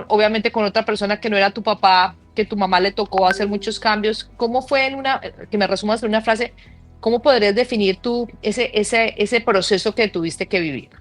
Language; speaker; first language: Spanish; native; Spanish